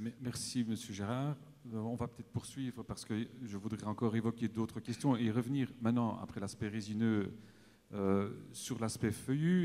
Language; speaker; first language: French; native; French